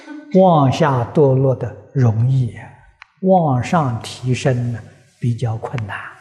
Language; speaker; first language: Chinese; native; Chinese